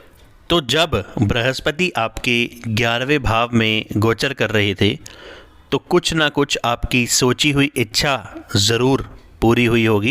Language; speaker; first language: Hindi; native; Hindi